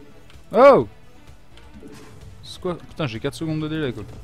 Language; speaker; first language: French; native; French